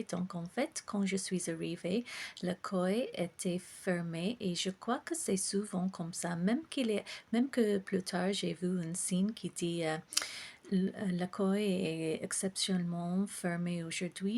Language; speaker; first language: French; non-native, fluent; English